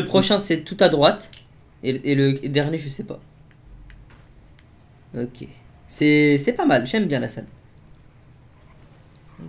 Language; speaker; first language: French; native; French